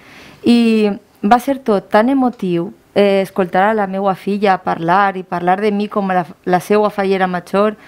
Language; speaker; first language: Catalan; non-native, local second language; Spanish